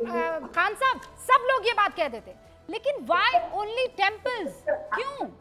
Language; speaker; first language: Hindi; native; Hindi